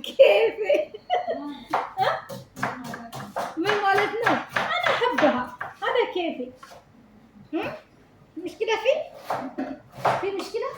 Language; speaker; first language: Arabic; non-native, learner; Amharic